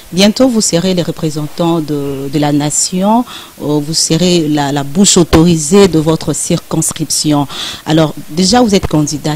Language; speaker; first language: French; non-native, local second language; Lingala